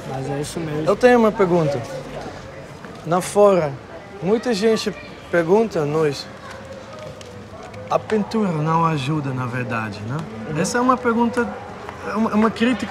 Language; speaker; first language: Portuguese; non-native, fluent; Dutch